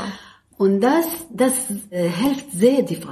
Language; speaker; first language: German; non-native, learner; Arabic